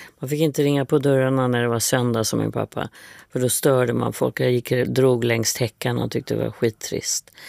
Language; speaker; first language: Swedish; native; Swedish